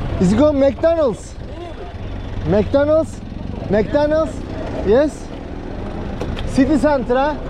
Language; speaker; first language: English; non-native, learner; Turkish